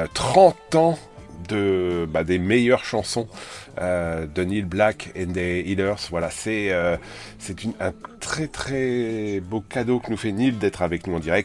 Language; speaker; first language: French; native; French